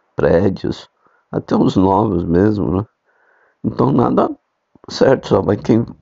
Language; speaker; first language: Portuguese; native; Portuguese